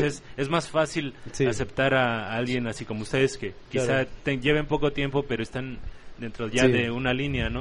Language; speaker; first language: Spanish; native; Spanish